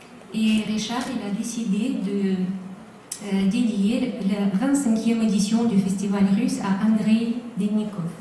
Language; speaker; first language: French; non-native, fluent; Russian